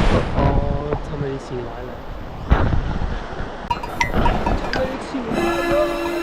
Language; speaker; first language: Chinese; non-native, fluent; German